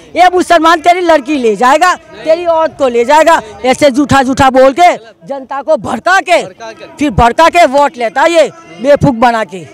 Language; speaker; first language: Hindi; non-native, local second language; Gujarati